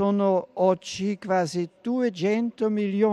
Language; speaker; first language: Italian; non-native, fluent; German